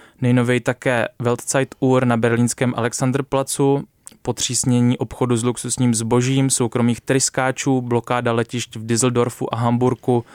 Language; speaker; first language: Czech; native; Czech